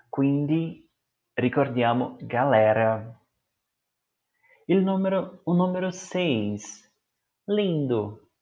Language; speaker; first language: Italian; non-native, learner; Portuguese